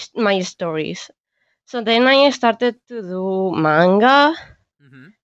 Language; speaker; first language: English; non-native, learner; Spanish